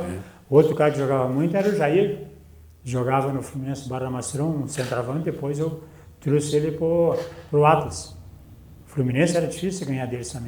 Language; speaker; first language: Portuguese; native; Portuguese